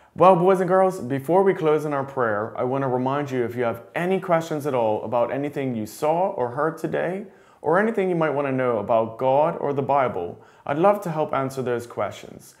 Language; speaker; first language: English; native; English